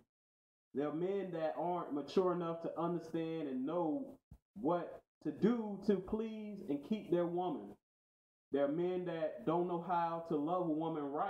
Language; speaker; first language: English; native; English